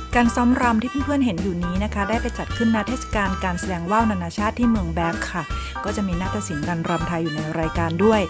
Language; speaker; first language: Thai; native; Thai